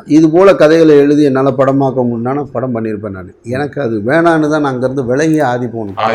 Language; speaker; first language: Tamil; native; Tamil